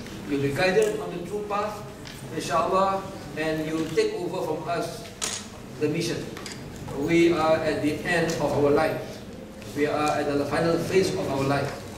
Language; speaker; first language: English; non-native, local second language; Malay